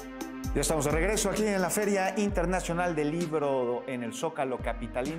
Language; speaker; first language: Spanish; native; Spanish